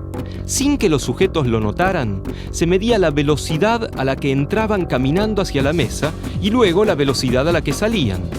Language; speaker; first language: Spanish; native; Spanish